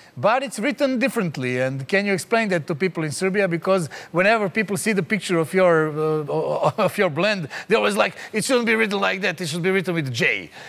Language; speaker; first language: English; non-native, fluent; Serbian